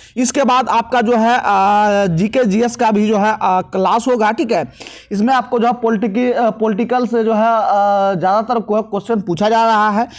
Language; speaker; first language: Hindi; native; Hindi